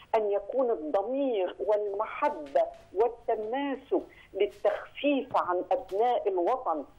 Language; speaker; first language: Arabic; native; Arabic